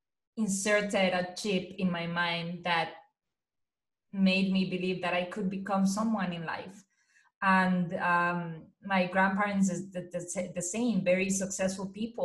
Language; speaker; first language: English; non-native, fluent; Spanish